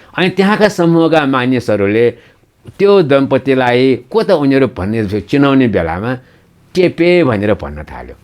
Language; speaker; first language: Nepali; non-native, local second language; Newari